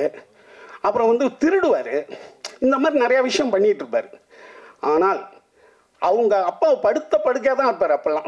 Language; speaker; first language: Tamil; native; Tamil